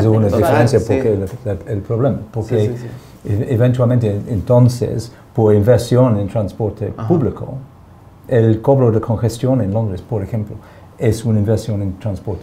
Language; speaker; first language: Spanish; non-native, fluent; English